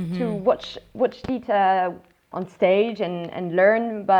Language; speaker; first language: English; non-native, fluent; French